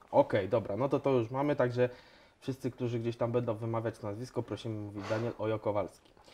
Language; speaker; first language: Polish; native; Polish